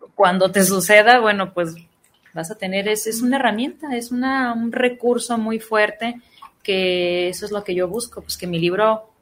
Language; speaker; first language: Spanish; native; Spanish